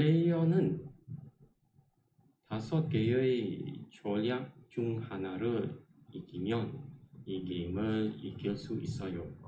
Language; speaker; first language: Korean; non-native, learner; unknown